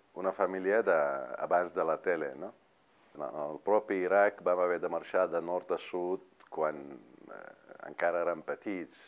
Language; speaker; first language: Catalan; non-native, fluent; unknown